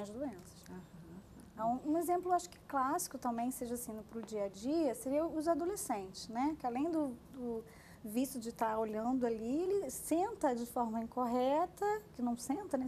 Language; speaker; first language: Portuguese; native; Portuguese